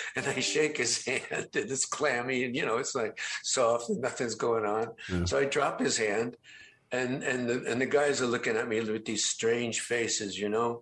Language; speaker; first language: English; native; English